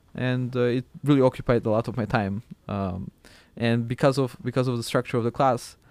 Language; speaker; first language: English; non-native, fluent; Macedonian